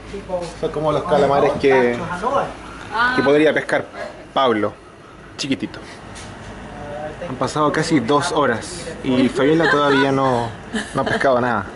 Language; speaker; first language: Spanish; native; Spanish